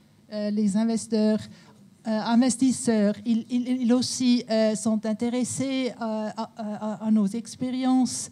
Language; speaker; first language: French; non-native, local second language; German